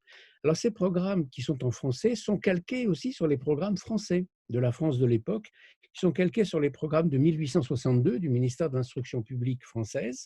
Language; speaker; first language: French; native; French